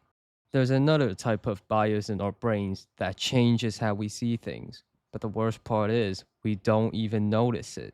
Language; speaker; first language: English; native; English